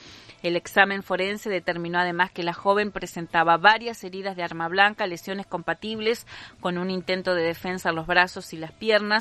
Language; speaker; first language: Spanish; native; Spanish